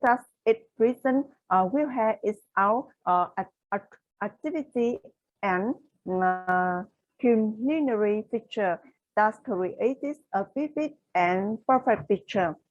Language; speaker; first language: English; non-native, learner; Vietnamese